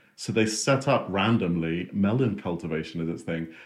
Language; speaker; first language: English; native; English